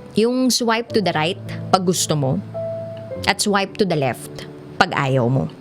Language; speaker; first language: Filipino; native; Filipino